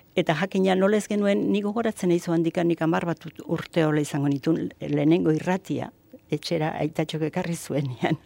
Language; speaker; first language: Basque; native; Basque